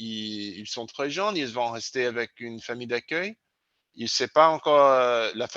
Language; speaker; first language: French; non-native, learner; English